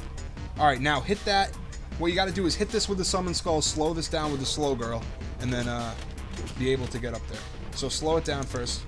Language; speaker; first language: English; native; English